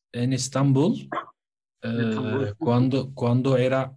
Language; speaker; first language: Spanish; non-native, learner; Turkish